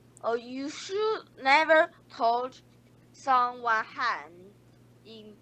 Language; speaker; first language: English; non-native, learner; Chinese